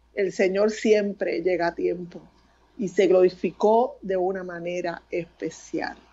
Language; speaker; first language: Spanish; native; Spanish